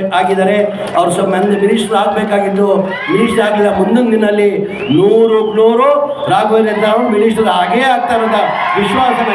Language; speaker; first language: Kannada; non-native, local second language; Urdu